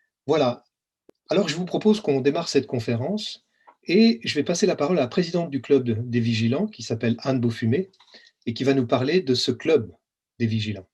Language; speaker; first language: French; native; French